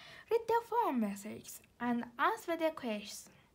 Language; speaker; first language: English; non-native, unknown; Azerbaijani